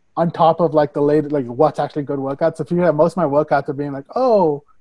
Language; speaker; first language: English; native; English